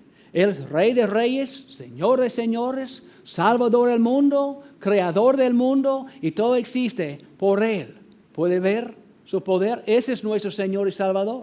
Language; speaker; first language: Spanish; non-native, fluent; English